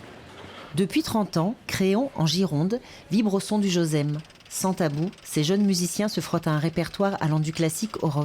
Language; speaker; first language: French; native; French